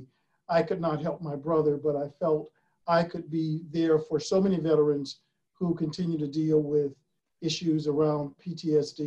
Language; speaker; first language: English; native; English